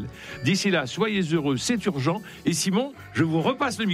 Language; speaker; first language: French; native; French